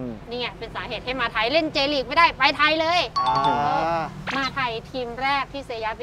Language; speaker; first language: Thai; native; Thai